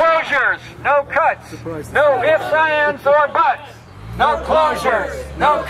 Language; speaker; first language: English; native; English